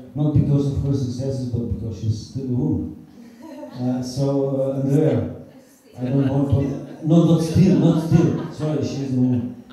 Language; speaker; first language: English; non-native, fluent; Slovenian